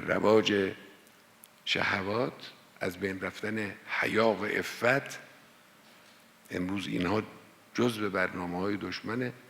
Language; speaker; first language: Persian; native; Persian